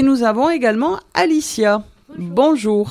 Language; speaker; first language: French; native; French